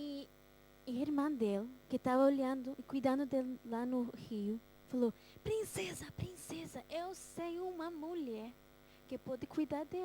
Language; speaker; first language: Portuguese; early bilingual, heritage; Portuguese